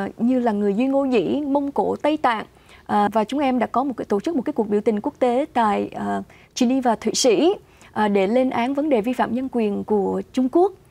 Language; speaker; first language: Vietnamese; early bilingual, heritage; Vietnamese